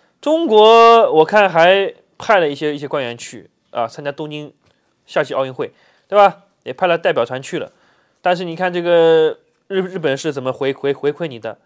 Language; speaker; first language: Chinese; native; Chinese